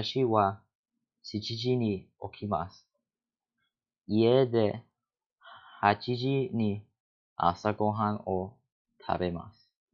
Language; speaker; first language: Japanese; non-native, learner; English